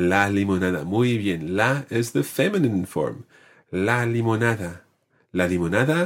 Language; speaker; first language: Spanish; non-native, fluent; English